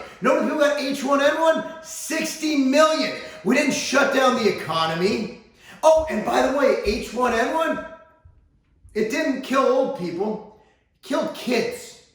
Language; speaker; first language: English; native; English